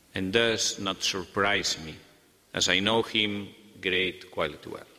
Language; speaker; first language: English; non-native, fluent; Catalan